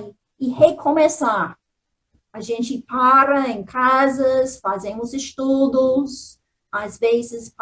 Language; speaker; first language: Portuguese; non-native, fluent; English